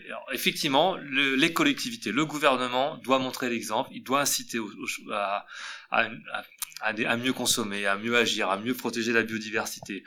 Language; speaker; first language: French; native; French